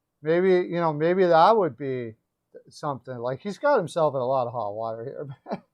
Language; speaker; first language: English; native; English